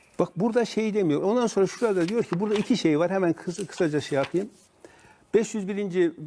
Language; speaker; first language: Turkish; native; Turkish